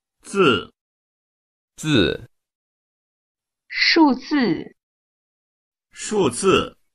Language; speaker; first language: Chinese; non-native, learner; Urdu